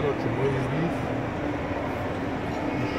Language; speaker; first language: Russian; non-native, learner; Turkish